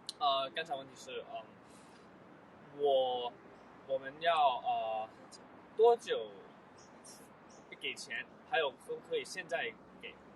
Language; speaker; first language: Chinese; early bilingual, heritage; Chinese